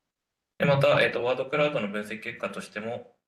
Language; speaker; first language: Japanese; native; Japanese